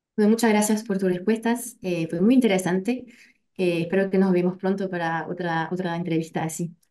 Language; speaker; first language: Spanish; non-native, fluent; French